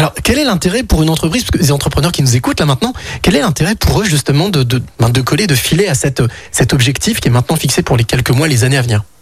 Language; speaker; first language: French; native; French